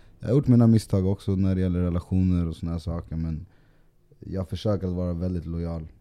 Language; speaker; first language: Swedish; early bilingual, other home language; Spanish